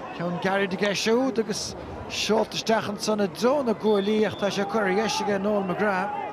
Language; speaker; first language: Irish; native; Irish